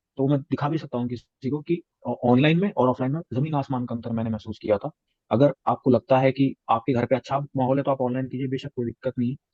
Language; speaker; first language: Hindi; native; Hindi